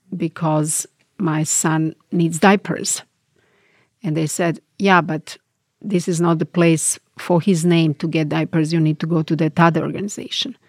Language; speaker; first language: English; non-native, fluent; Bosnian